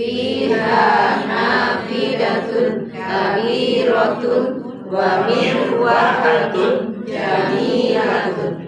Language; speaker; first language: Arabic; non-native, learner; Indonesian